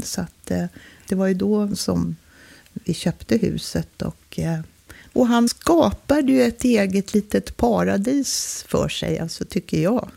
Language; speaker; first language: Swedish; native; Swedish